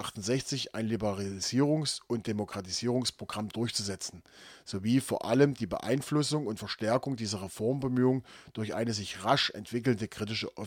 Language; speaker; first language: German; native; German